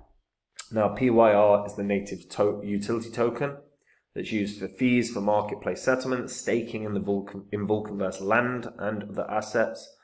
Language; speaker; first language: English; native; English